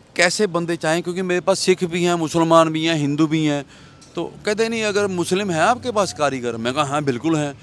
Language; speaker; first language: Hindi; native; Hindi